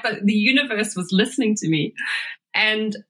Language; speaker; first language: English; native; English